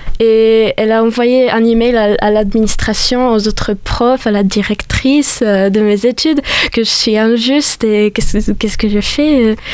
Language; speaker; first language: French; non-native, fluent; Polish